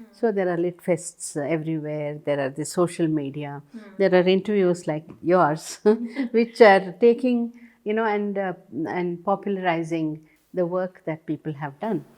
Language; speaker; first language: English; non-native, local second language; Tamil